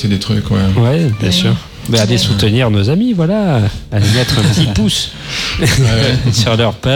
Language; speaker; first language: French; native; French